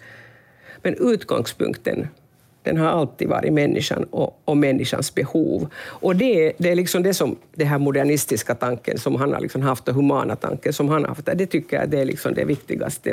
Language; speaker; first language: Swedish; non-native, local second language; Finnish